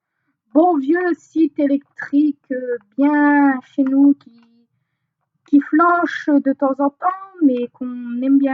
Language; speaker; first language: French; native; French